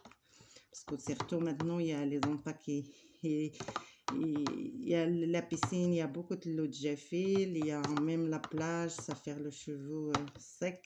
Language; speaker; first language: French; non-native, learner; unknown